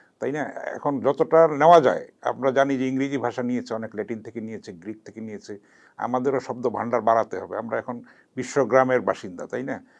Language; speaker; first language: Bangla; native; Bangla